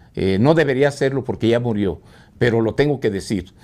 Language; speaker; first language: Spanish; native; Spanish